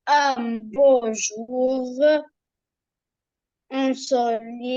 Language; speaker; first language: French; non-native, learner; Arabic